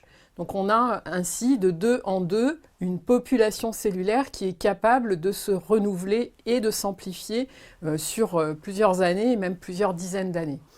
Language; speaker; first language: French; native; French